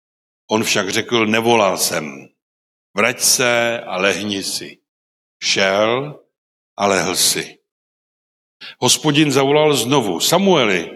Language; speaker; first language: Czech; non-native, local second language; Polish